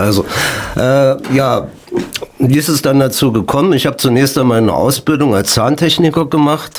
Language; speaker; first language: German; native; German